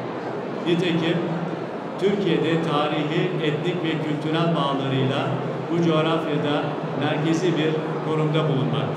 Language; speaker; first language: Turkish; native; Turkish